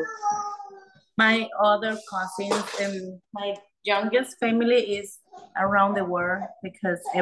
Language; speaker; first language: English; non-native, learner; Spanish